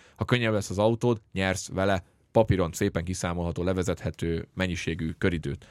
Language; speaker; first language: Hungarian; native; Hungarian